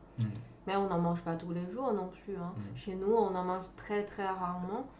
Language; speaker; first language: French; non-native, fluent; Chinese